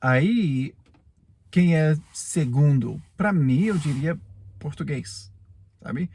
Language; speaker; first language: Portuguese; non-native, fluent; English